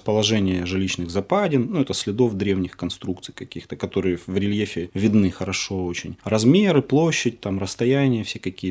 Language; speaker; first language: Russian; native; Russian